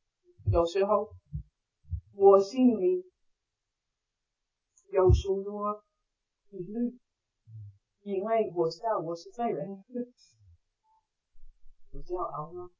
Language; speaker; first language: Chinese; non-native, fluent; English